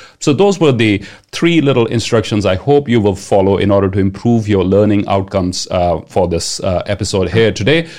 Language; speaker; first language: English; non-native, local second language; Punjabi